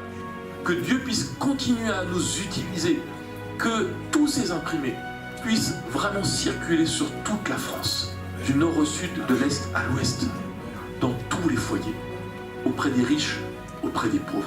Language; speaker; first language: French; native; French